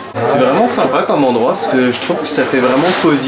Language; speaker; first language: French; native; French